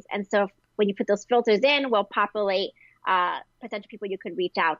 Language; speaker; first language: English; native; English